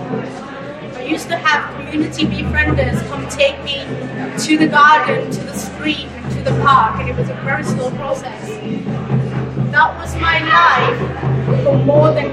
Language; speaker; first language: English; early bilingual, other home language; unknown